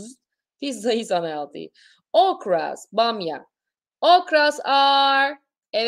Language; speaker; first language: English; non-native, fluent; Turkish